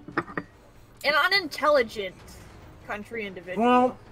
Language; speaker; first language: English; native; English